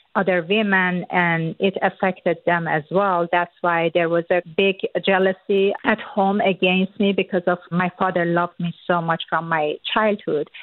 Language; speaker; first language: English; non-native, fluent; Persian